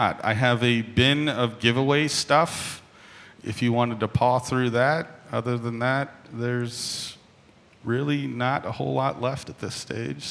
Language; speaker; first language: English; native; English